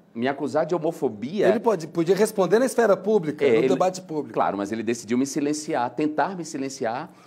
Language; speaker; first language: Portuguese; native; Portuguese